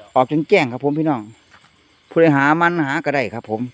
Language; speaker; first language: Thai; native; Thai